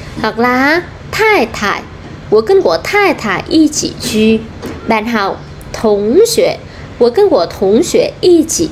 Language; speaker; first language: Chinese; non-native, fluent; Vietnamese